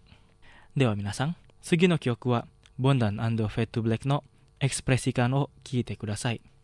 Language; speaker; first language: Japanese; non-native, fluent; Indonesian